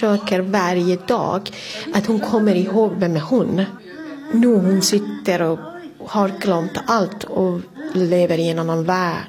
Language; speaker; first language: Swedish; non-native, fluent; Persian